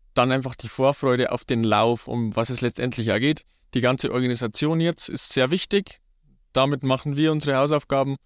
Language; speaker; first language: German; native; German